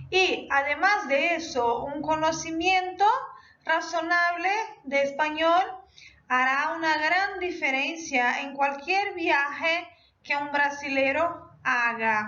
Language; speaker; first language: Spanish; non-native, fluent; Portuguese